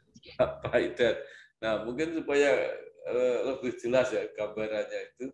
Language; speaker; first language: Indonesian; native; Indonesian